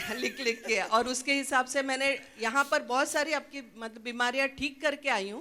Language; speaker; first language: Hindi; non-native, local second language; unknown